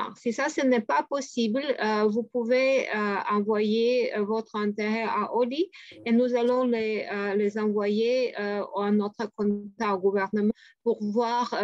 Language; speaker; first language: French; non-native, fluent; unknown